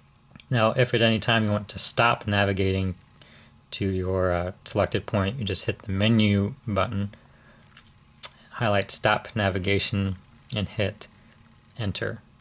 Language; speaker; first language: English; native; English